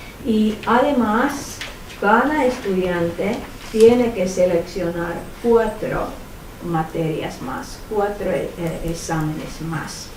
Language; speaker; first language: Spanish; non-native, fluent; Finnish